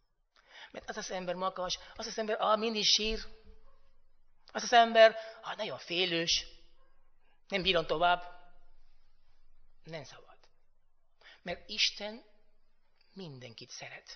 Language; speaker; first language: Hungarian; non-native, fluent; Spanish